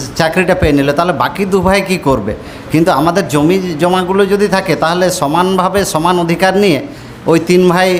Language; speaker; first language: Bangla; non-native, local second language; Santali